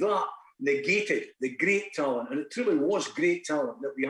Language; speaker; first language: English; native; English